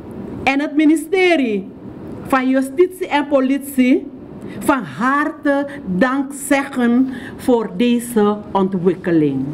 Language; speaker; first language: Dutch; non-native, local second language; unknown